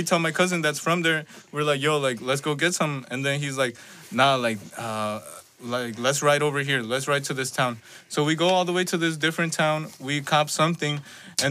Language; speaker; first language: English; non-native, fluent; Spanish